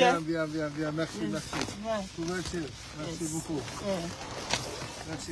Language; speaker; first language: French; non-native, learner; Arabic